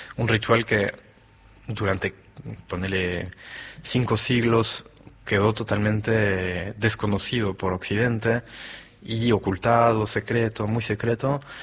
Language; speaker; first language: Spanish; non-native, fluent; French